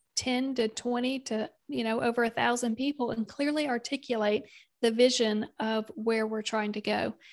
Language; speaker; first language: English; native; English